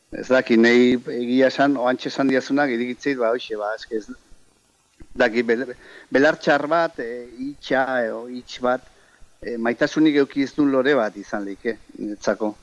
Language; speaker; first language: Basque; native; Basque